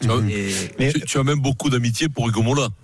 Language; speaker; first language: French; native; French